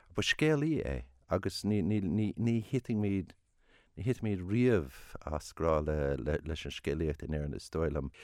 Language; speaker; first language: Irish; non-native, local second language; English